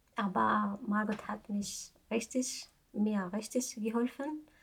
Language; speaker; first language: German; non-native, learner; Arabic